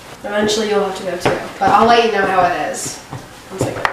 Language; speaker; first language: English; native; English